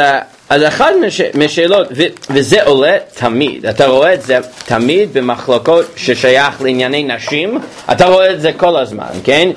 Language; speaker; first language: Hebrew; non-native, fluent; English